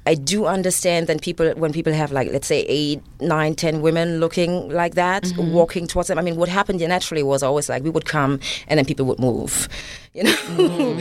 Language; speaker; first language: English; non-native, fluent; German